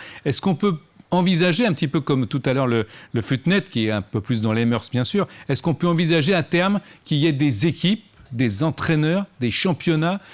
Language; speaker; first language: French; native; French